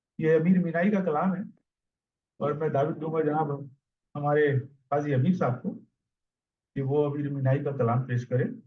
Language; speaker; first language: Urdu; native; Urdu